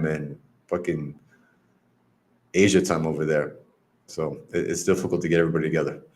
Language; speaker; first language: English; native; English